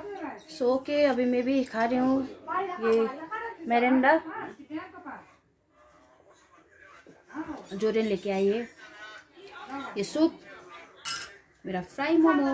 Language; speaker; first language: Hindi; non-native, local second language; Nepali